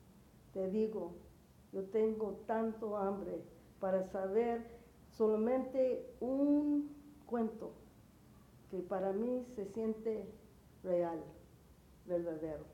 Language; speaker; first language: Spanish; early bilingual, heritage; English